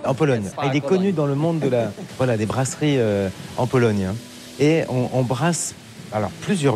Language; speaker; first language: French; native; French